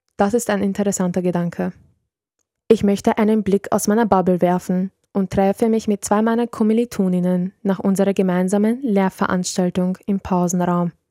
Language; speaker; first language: German; early bilingual, other home language; Serbian